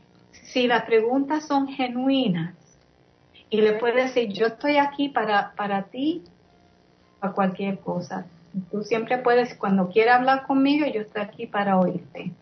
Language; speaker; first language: Spanish; early bilingual, heritage; English